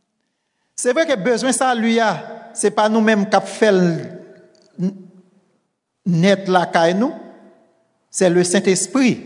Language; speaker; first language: French; non-native, local second language; Haitian Creole